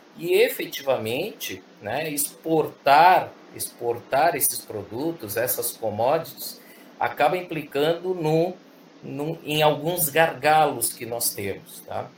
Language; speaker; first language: Portuguese; early bilingual, other home language; Spanish